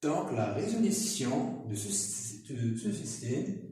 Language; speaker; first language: French; non-native, local second language; Arabic